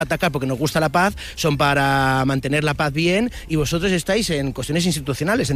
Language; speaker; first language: Spanish; native; Spanish